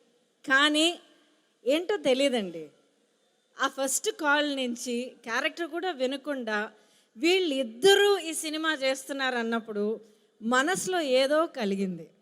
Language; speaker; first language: Telugu; native; Telugu